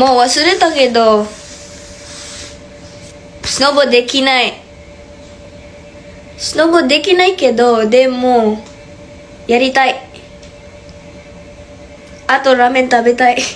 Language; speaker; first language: Japanese; non-native, learner; Filipino